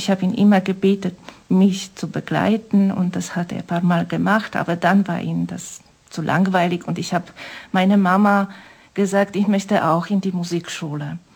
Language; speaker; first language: German; non-native, fluent; Polish